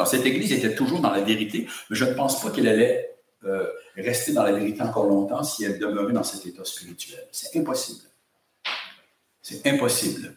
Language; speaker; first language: French; native; French